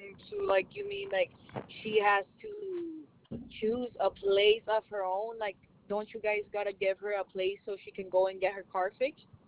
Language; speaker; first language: English; early bilingual, other home language; Spanish